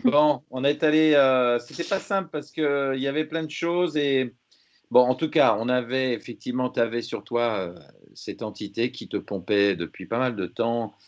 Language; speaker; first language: French; native; French